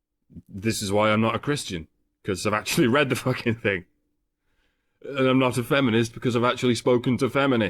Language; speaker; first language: English; native; English